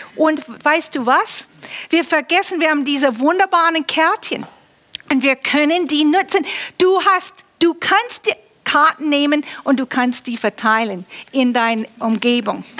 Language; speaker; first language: German; non-native, fluent; English